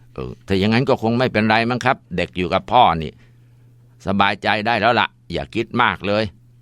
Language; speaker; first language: Thai; native; Thai